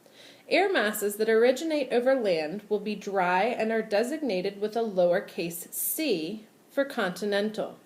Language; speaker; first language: English; native; English